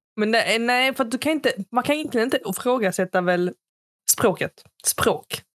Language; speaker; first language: Swedish; early bilingual, other home language; Arabic